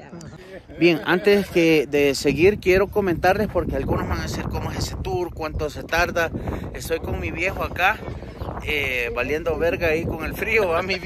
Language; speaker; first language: Spanish; native; Spanish